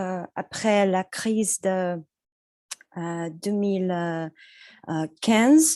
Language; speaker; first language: French; non-native, learner; Polish